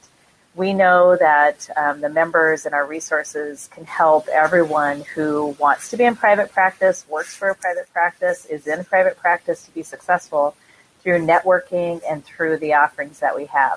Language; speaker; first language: English; native; English